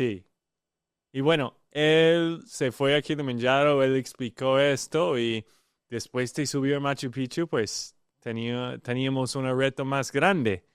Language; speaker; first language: Spanish; non-native, learner; English